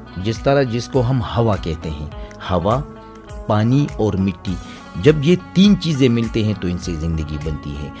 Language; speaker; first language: Urdu; non-native, local second language; Pashto